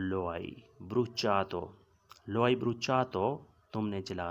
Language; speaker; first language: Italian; non-native, learner; Urdu